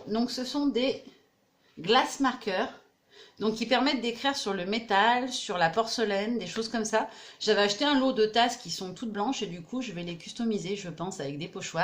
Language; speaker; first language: French; native; French